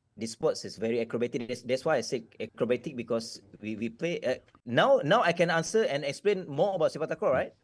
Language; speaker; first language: English; non-native, local second language; Malay